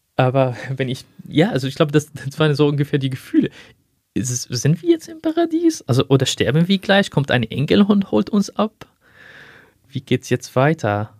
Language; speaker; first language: German; non-native, fluent; Arabic